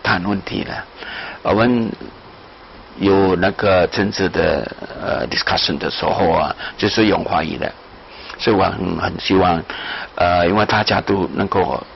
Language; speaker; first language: Chinese; non-native, fluent; Malay